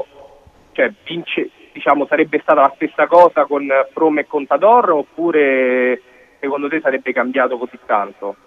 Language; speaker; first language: Italian; native; Italian